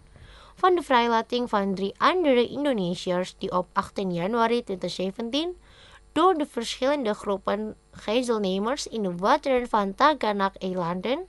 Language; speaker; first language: Dutch; non-native, fluent; Indonesian